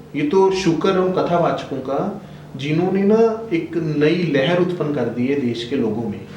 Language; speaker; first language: Hindi; native; Hindi